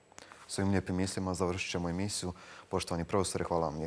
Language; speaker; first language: Croatian; native; Croatian